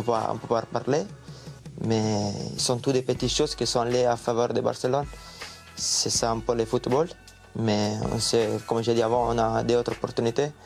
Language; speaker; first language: French; non-native, learner; Italian